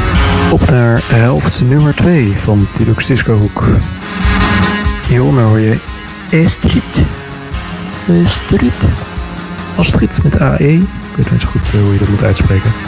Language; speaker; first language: Dutch; native; Dutch